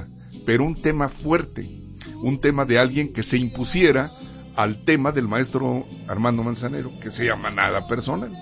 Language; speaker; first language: Spanish; native; Spanish